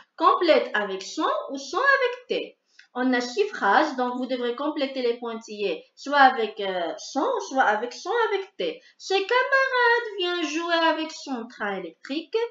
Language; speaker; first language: French; non-native, local second language; Arabic